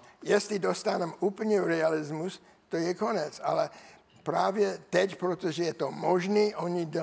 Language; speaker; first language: Czech; non-native, learner; English